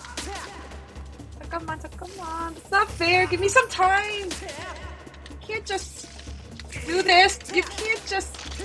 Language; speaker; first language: English; non-native, fluent; Korean